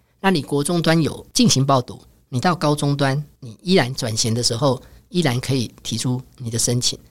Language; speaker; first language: Chinese; native; Chinese